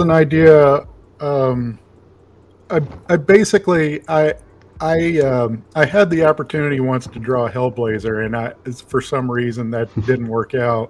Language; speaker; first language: English; native; English